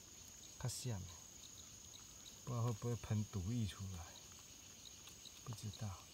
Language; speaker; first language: Chinese; native; Chinese